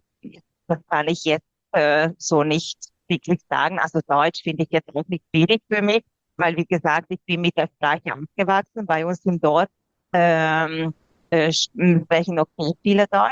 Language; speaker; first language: German; non-native, fluent; Hungarian